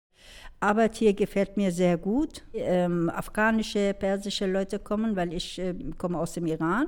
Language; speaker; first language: German; non-native, fluent; Persian